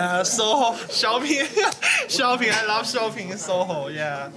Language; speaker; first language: English; non-native, learner; Chinese